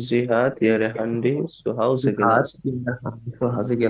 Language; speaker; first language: German; non-native, learner; Bangla